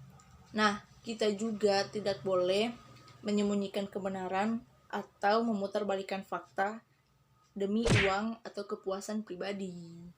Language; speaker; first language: Indonesian; native; Indonesian